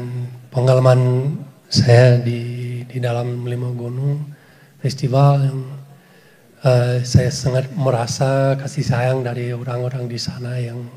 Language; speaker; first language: Indonesian; non-native, fluent; English